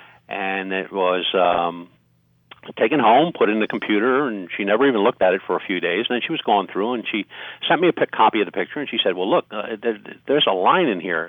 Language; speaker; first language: English; native; English